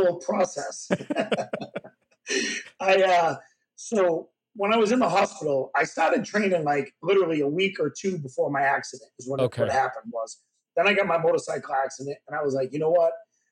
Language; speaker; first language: English; native; English